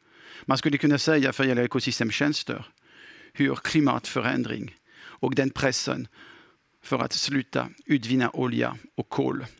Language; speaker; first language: Swedish; non-native, fluent; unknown